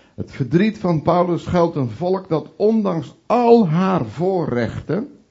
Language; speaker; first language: Dutch; native; Dutch